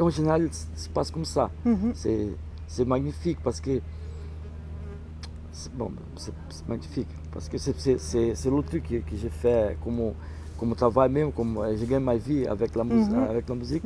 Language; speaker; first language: French; non-native, learner; Portuguese